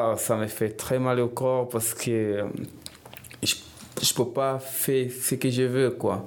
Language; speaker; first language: French; non-native, fluent; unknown